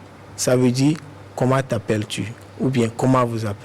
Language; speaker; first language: French; non-native, fluent; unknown